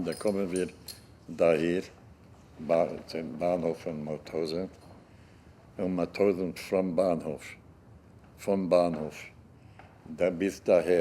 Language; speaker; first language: German; non-native, learner; Hungarian